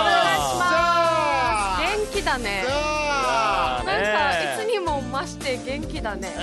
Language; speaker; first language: Japanese; native; Japanese